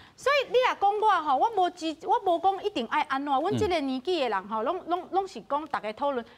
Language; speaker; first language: Min Nan Chinese; native; Min Nan Chinese